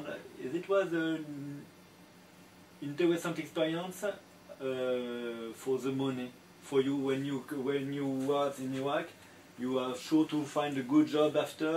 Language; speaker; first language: English; non-native, learner; French